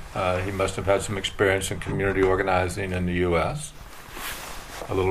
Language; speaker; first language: English; native; English